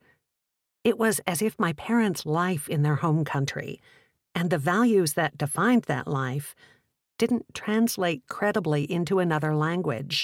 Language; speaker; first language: English; early bilingual, other home language; Czech